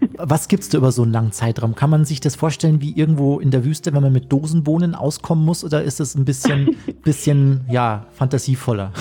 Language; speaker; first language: German; native; German